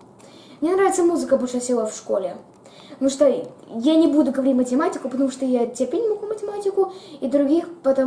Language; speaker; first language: Russian; early bilingual, heritage; Russian